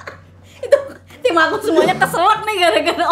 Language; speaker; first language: Indonesian; native; Indonesian